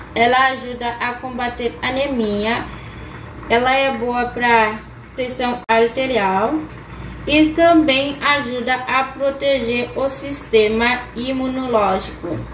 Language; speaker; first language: Portuguese; non-native, fluent; Haitian Creole